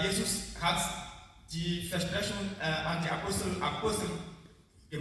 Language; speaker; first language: German; non-native, learner; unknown